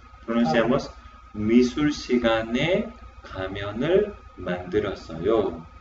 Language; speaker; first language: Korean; non-native, fluent; Spanish